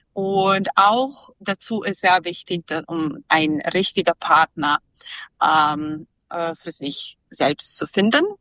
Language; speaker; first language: German; non-native, learner; Serbian